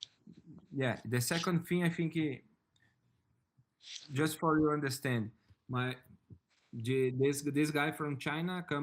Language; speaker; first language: English; non-native, learner; Portuguese